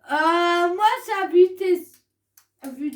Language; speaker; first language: French; native; French